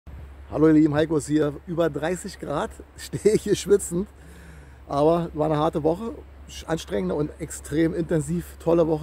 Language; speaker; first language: German; native; German